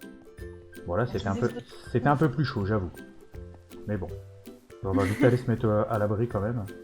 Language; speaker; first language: French; native; French